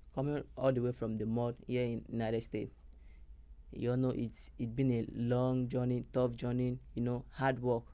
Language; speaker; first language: English; non-native, local second language; Yoruba